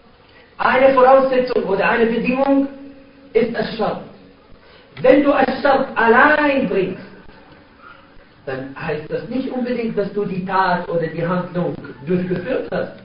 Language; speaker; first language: German; non-native, fluent; Arabic